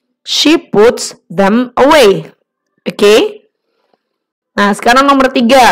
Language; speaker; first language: English; non-native, fluent; Indonesian